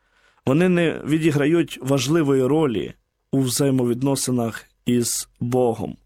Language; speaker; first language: Ukrainian; native; Ukrainian